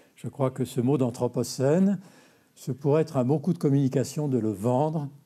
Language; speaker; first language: French; native; French